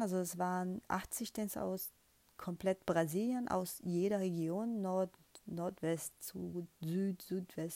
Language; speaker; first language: German; non-native, fluent; Portuguese